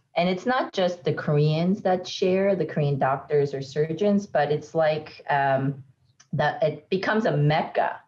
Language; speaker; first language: English; native; English